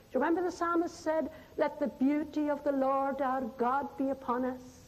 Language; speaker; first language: English; non-native, local second language; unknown